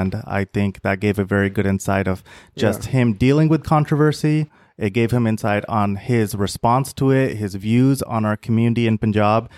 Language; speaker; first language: English; native; English